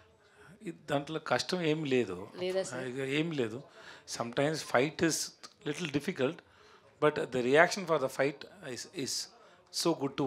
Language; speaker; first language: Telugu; non-native, learner; Tamil